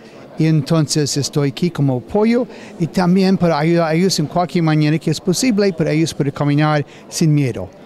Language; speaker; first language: Spanish; non-native, learner; English